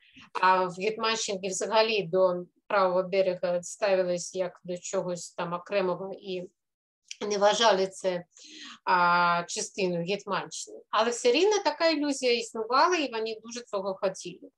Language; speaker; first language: Ukrainian; non-native, fluent; Russian